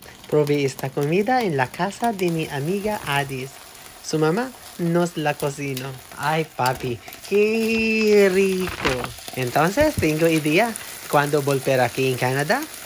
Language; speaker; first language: Spanish; non-native, learner; Filipino